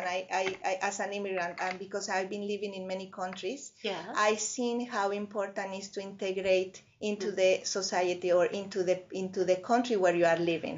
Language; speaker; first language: English; non-native, fluent; Spanish